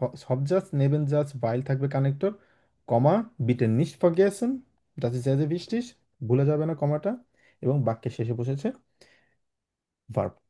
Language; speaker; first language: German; non-native, learner; Bangla